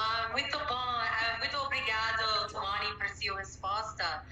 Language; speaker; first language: Portuguese; non-native, learner; English